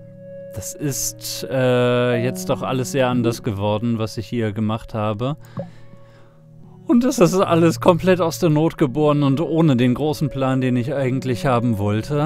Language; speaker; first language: German; native; German